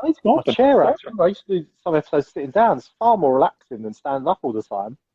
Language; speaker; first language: English; native; English